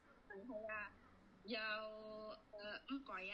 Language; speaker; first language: Cantonese; non-native, learner; Indonesian